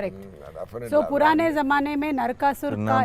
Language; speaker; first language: Telugu; native; Telugu